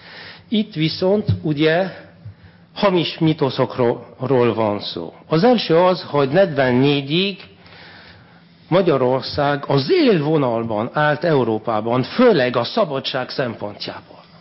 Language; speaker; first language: Hungarian; non-native, fluent; French